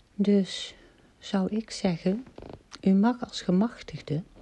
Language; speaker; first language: Dutch; native; Dutch